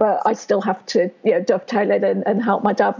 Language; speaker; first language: English; native; English